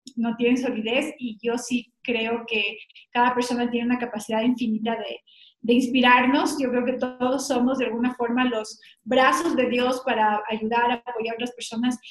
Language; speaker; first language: Spanish; native; Spanish